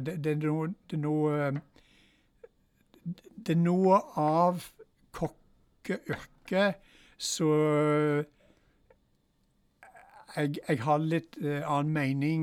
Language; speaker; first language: Norwegian; non-native, fluent; English